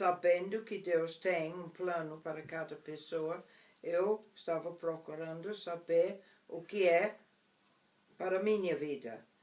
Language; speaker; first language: Portuguese; non-native, fluent; English